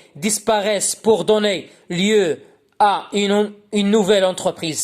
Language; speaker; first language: French; non-native, local second language; Arabic